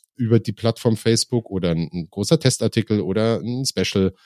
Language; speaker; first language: German; native; German